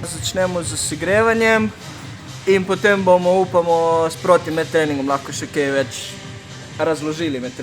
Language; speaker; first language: Slovenian; native; Slovenian